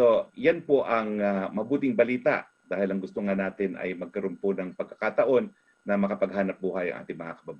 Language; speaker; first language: Filipino; native; Filipino